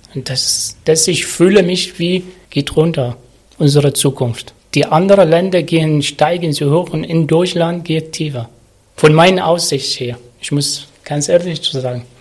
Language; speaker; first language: German; non-native, learner; Arabic